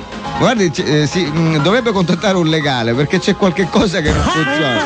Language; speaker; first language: Italian; native; Italian